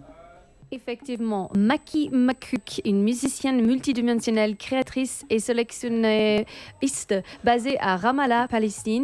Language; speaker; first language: French; native; French